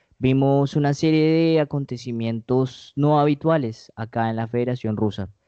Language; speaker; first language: Spanish; native; Spanish